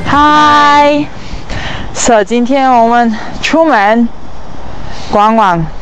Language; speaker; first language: Chinese; non-native, fluent; Armenian